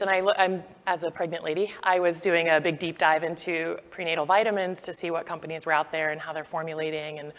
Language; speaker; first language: English; native; English